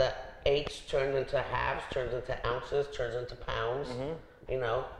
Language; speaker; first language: English; native; English